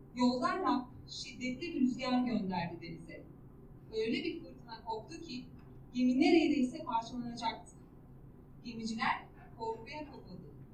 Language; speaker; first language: Turkish; native; Turkish